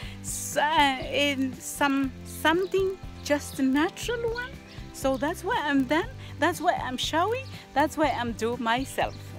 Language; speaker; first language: English; non-native, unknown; Spanish